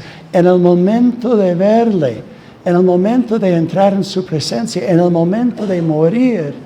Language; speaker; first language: Spanish; non-native, fluent; English